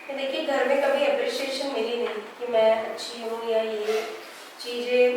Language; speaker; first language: Hindi; native; Hindi